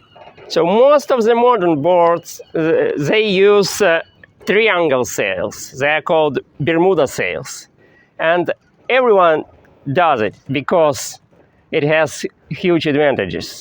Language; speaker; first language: English; non-native, fluent; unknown